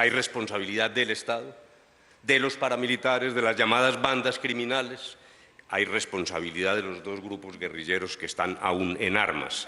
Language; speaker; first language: Spanish; native; Spanish